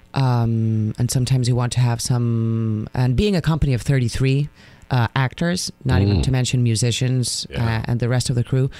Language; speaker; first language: English; non-native, fluent; Spanish